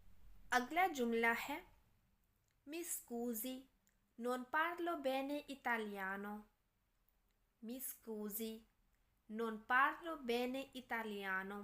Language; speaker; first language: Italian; non-native, learner; Urdu